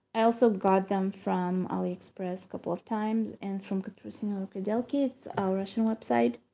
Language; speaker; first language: English; non-native, fluent; Hebrew